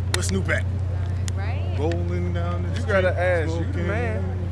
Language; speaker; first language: English; native; English